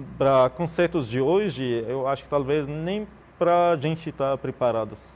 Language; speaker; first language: Portuguese; non-native, fluent; Arabic